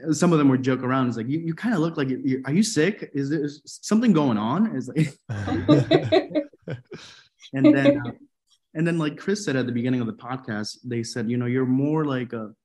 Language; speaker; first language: English; non-native, fluent; Spanish